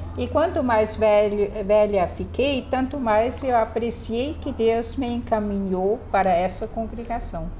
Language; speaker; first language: Portuguese; non-native, fluent; German